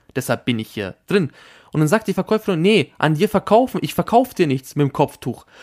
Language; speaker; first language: German; early bilingual, other home language; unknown